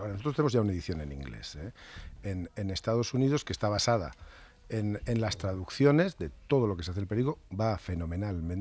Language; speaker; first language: Spanish; native; Spanish